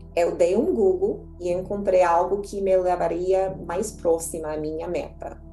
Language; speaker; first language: Portuguese; non-native, fluent; English